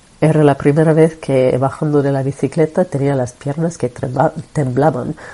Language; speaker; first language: Spanish; non-native, fluent; French